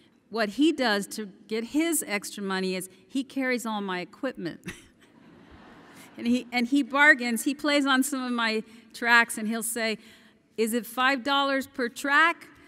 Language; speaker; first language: English; early bilingual, other home language; Spanish